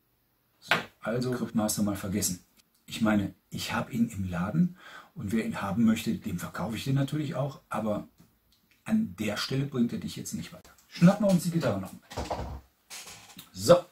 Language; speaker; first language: German; native; German